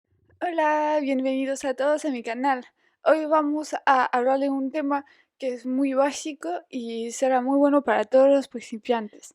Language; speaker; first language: Spanish; non-native, fluent; French